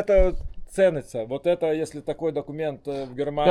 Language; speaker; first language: Russian; non-native, learner; Lithuanian